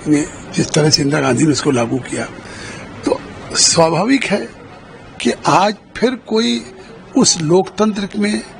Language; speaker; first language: Hindi; native; Hindi